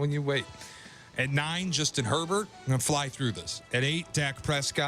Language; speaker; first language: English; native; English